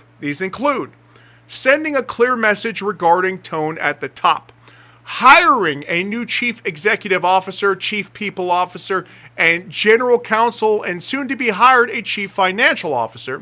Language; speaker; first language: English; native; English